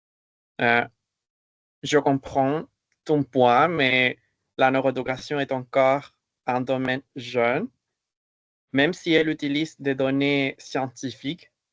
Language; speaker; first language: French; non-native, fluent; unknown